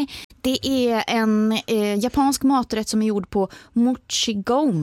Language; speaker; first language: Swedish; native; Swedish